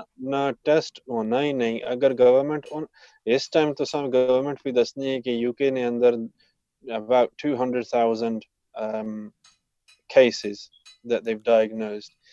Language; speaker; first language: English; early bilingual, other home language; Punjabi